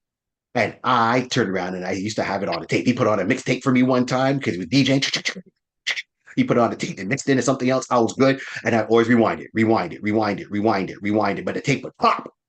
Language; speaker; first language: English; native; English